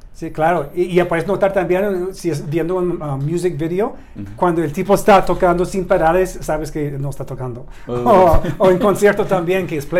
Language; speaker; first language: Spanish; non-native, learner; English